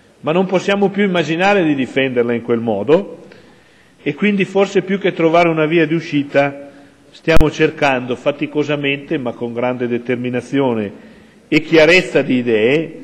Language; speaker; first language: Italian; native; Italian